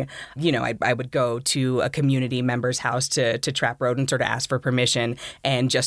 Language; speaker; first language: English; native; English